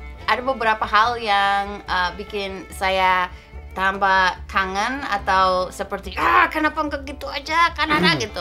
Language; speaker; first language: Indonesian; non-native, fluent; English